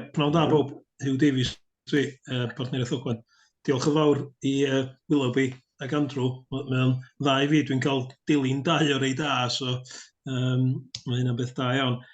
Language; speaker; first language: Welsh; native; Welsh